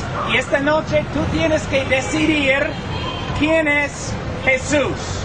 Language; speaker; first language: Spanish; non-native, fluent; English